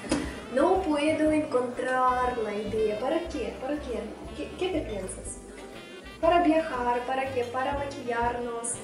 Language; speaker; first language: Spanish; non-native, fluent; Russian